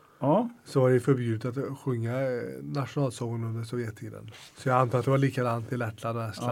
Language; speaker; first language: Swedish; native; Swedish